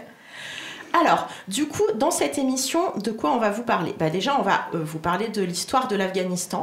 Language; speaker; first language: French; native; French